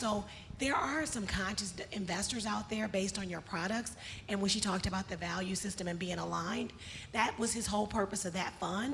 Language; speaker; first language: English; native; English